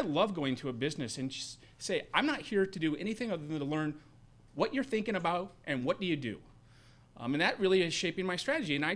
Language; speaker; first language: English; native; English